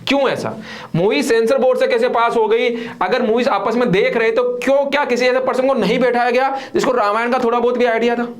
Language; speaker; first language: Hindi; native; Hindi